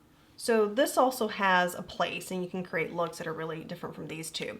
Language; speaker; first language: English; native; English